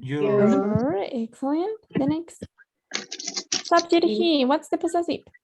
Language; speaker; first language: English; non-native, fluent; Spanish